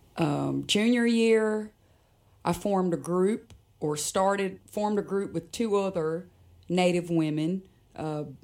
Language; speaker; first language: English; native; English